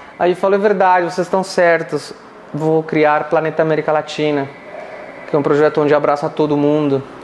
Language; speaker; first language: Portuguese; non-native, fluent; Spanish